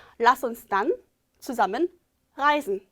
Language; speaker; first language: German; non-native, fluent; Korean